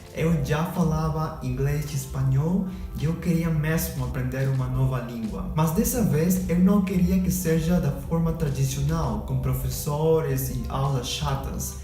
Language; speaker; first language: Portuguese; non-native, fluent; Spanish